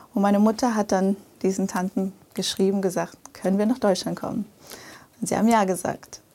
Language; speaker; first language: German; early bilingual, other home language; Portuguese